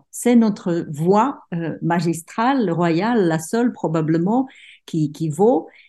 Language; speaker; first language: French; non-native, fluent; Czech